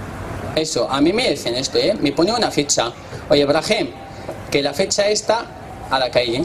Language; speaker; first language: Spanish; non-native, learner; Arabic